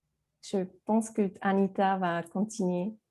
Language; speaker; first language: French; non-native, fluent; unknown